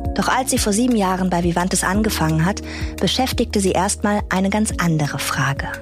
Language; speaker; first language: German; native; German